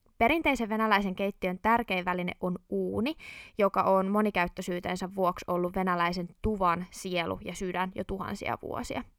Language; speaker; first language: Finnish; native; Finnish